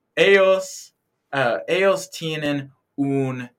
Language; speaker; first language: Spanish; non-native, learner; English